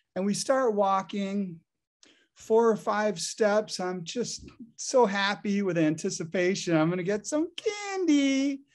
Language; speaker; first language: English; native; English